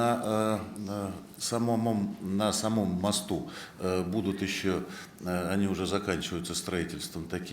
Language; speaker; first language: Russian; native; Russian